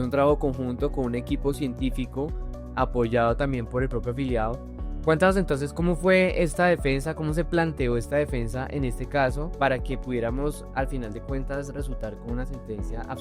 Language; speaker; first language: Spanish; native; Spanish